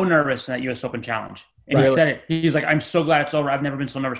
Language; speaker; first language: English; native; English